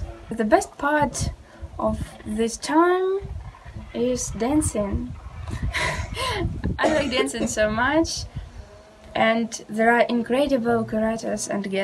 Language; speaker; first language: English; non-native, learner; Russian